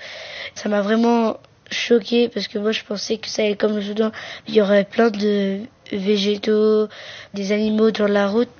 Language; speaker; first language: French; early bilingual, other home language; Arabic